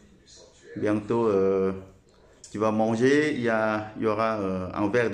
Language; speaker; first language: French; non-native, learner; Thai